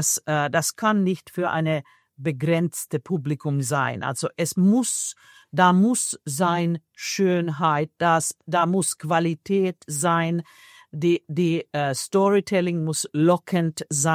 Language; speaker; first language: German; non-native, fluent; Finnish